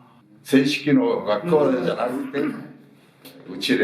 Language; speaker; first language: Japanese; early bilingual, heritage; Japanese